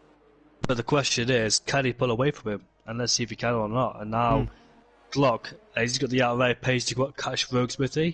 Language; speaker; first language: English; native; English